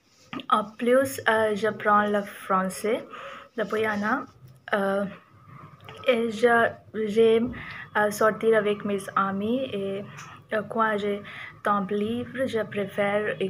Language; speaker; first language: French; non-native, learner; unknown